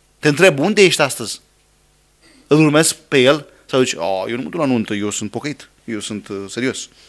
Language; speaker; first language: Romanian; non-native, fluent; English